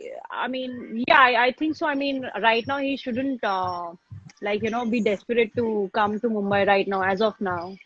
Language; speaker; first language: English; non-native, local second language; Hindi